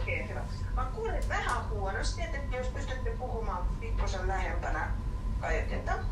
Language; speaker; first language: Finnish; non-native, fluent; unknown